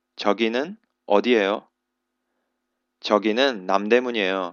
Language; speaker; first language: Korean; non-native, fluent; English